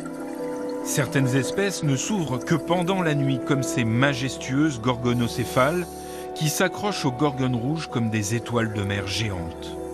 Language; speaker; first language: French; native; French